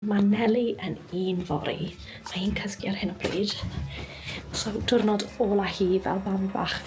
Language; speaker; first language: Welsh; native; Welsh